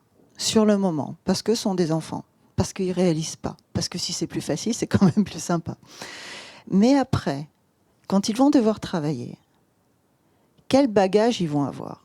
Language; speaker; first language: French; native; French